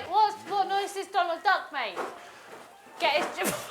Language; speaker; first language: English; native; English